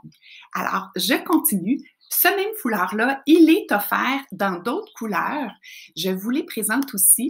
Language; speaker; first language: French; native; French